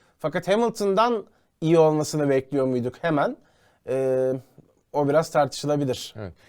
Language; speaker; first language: Turkish; native; Turkish